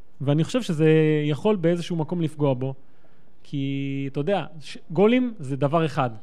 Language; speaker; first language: Hebrew; native; Hebrew